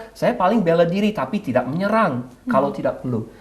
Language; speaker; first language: Indonesian; non-native, fluent; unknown